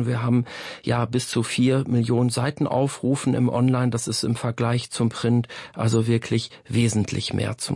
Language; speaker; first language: German; native; German